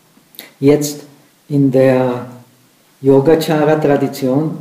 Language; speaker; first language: German; non-native, fluent; Czech